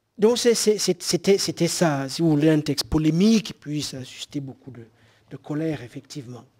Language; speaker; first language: French; non-native, local second language; Basaa